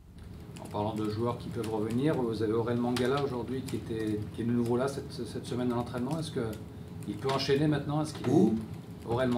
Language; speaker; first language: French; native; French